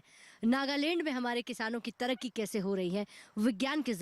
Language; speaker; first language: Hindi; native; Hindi